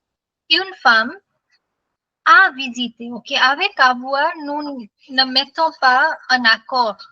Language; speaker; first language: French; non-native, fluent; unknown